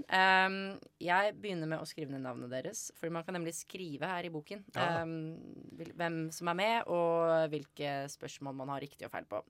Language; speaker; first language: Norwegian; native; Norwegian